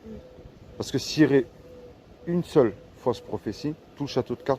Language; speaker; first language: French; native; French